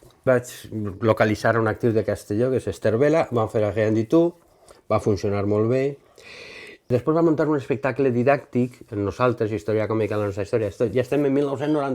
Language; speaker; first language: Catalan; native; Catalan